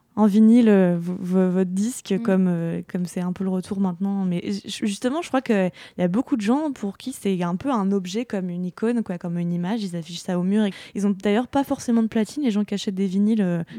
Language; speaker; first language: French; native; French